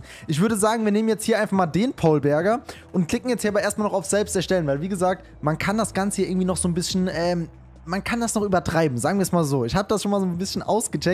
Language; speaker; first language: German; native; German